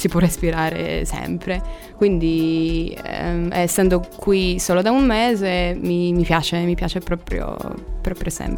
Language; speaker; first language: Italian; non-native, fluent; Polish